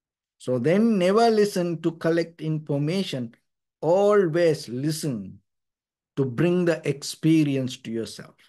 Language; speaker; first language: English; non-native, fluent; Sinhala